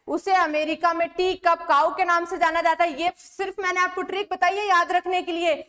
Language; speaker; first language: Hindi; native; Hindi